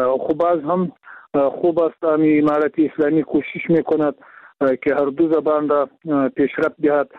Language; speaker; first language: Persian; non-native, local second language; Pashto